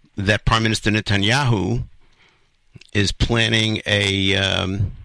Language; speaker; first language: English; native; English